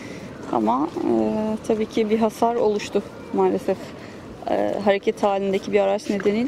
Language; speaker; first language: Turkish; native; Turkish